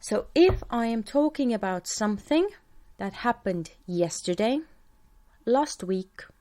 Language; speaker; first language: English; non-native, fluent; Estonian